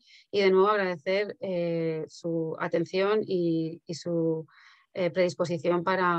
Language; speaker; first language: Spanish; native; Spanish